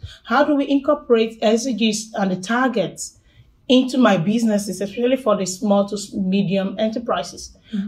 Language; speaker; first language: English; non-native, local second language; Yoruba